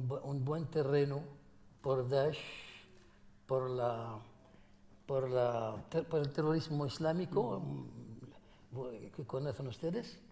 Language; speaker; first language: Spanish; non-native, fluent; Arabic